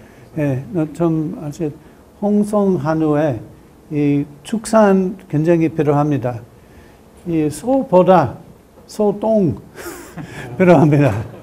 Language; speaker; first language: Korean; non-native, learner; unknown